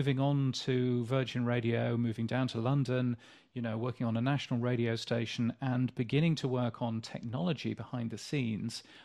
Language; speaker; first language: English; native; English